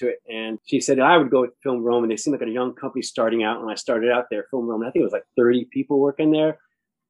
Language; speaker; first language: English; native; English